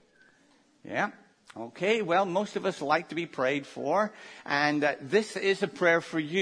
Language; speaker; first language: English; native; English